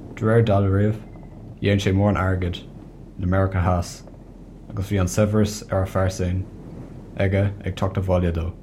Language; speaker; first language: Irish; native; Irish